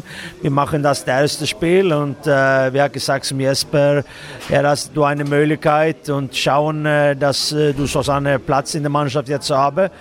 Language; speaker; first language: German; non-native, learner; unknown